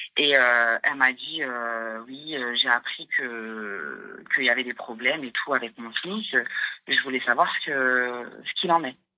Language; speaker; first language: French; early bilingual, other home language; Arabic